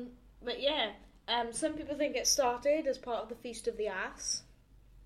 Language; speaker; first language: English; native; English